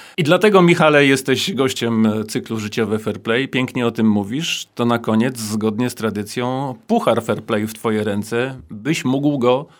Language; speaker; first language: Polish; native; Polish